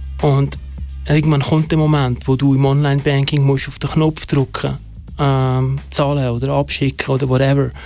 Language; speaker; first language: German; early bilingual, other home language; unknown